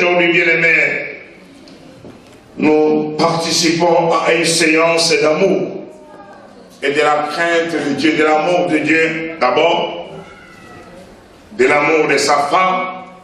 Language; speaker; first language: French; non-native, local second language; Lingala